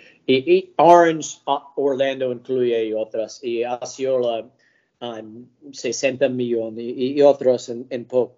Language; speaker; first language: Spanish; early bilingual, heritage; English